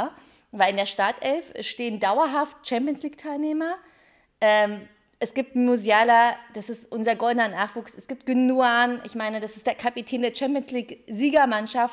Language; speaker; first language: German; native; German